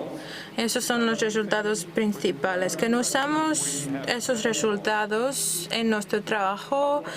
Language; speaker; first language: Spanish; non-native, fluent; Dutch